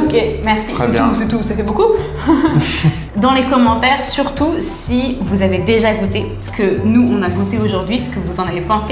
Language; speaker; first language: French; native; French